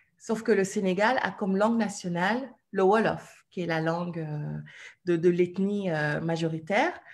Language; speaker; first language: French; non-native, local second language; Wolof